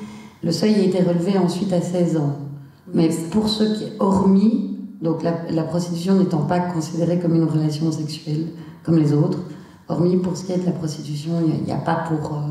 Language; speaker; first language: French; native; French